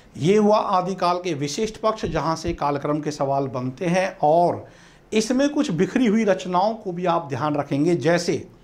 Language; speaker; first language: Hindi; native; Hindi